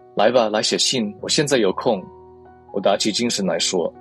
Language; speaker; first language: Chinese; early bilingual, heritage; Chinese